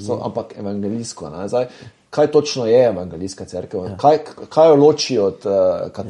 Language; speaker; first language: Slovenian; native; Slovenian